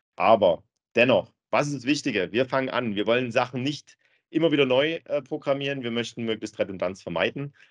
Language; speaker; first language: German; native; German